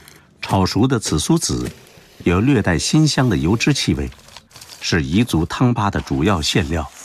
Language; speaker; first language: Chinese; native; Chinese